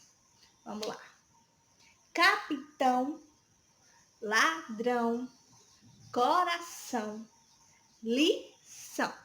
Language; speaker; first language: Portuguese; native; Portuguese